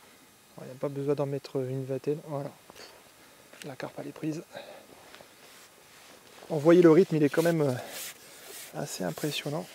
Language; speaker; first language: French; native; French